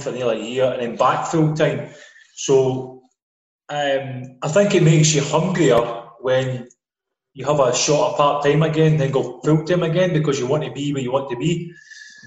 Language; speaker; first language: English; native; English